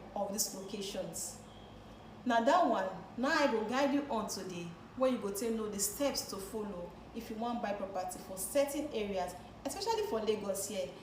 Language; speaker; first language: Nigerian Pidgin; non-native, local second language; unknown